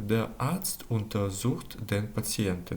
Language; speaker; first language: German; non-native, learner; Ukrainian